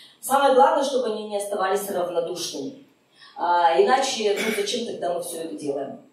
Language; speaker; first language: Russian; native; Russian